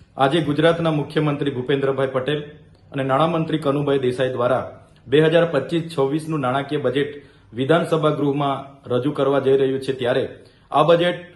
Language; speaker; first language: Gujarati; non-native, local second language; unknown